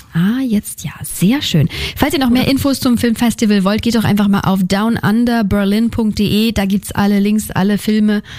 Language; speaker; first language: German; native; German